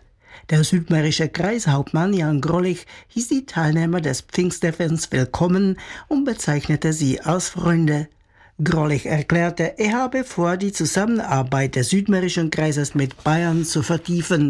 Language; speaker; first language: German; native; German